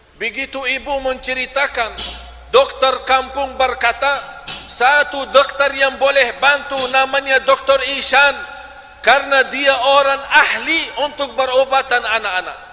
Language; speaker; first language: Malay; non-native, fluent; Arabic